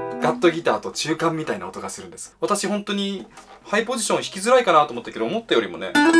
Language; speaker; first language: Japanese; native; Japanese